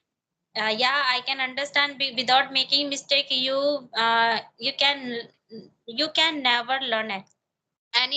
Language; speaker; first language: English; non-native, learner; Hindi